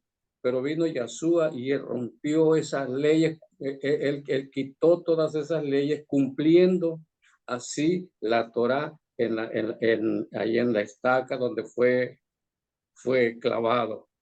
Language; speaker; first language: Spanish; native; Spanish